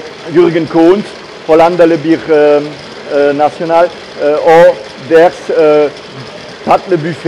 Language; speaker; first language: Turkish; non-native, learner; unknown